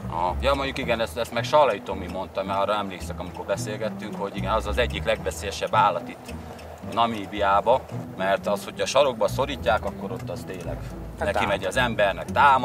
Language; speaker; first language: Hungarian; native; Hungarian